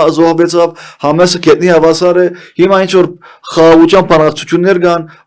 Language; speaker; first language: Armenian; early bilingual, heritage; Armenian